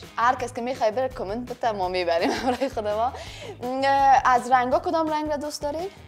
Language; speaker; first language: Persian; native; Persian